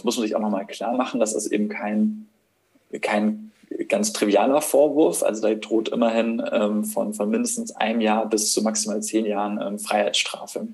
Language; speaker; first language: German; native; German